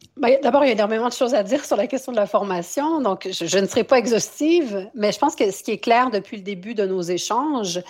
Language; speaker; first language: French; native; French